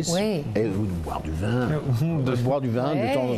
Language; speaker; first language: French; non-native, local second language; English